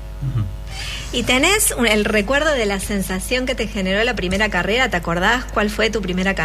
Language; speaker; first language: Spanish; native; Spanish